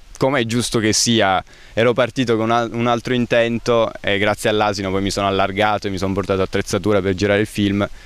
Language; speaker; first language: Italian; native; Italian